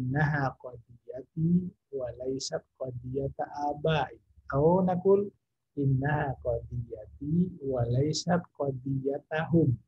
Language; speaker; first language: Arabic; non-native, fluent; Indonesian